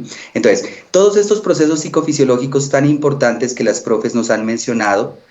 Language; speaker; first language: Spanish; native; Spanish